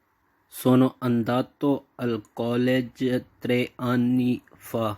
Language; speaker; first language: Italian; non-native, fluent; Urdu